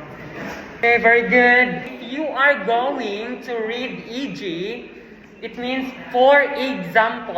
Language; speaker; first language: English; non-native, fluent; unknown